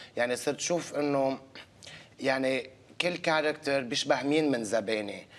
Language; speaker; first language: Arabic; early bilingual, other home language; English